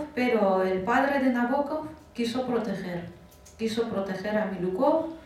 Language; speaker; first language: Spanish; non-native, fluent; Russian